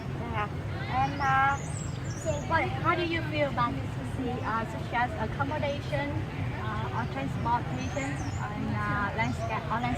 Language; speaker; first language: English; non-native, learner; Vietnamese